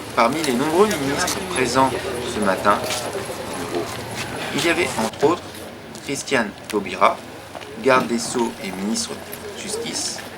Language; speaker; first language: French; native; French